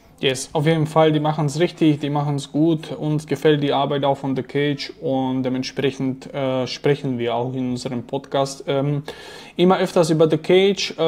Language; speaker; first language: German; non-native, fluent; Slovak